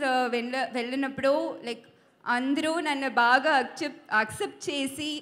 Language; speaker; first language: Telugu; non-native, learner; Tamil